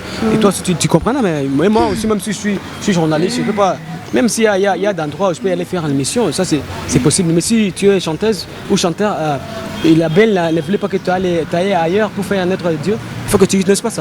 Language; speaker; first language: French; non-native, local second language; Rundi